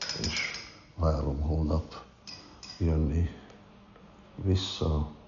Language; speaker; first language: Hungarian; early bilingual, heritage; Hungarian